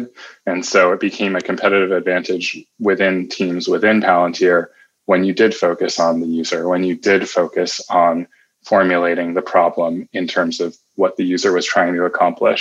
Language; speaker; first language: English; native; English